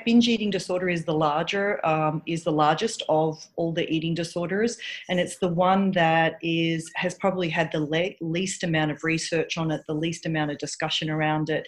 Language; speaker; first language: English; native; English